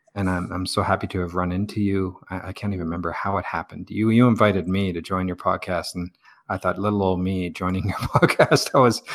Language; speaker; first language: English; native; English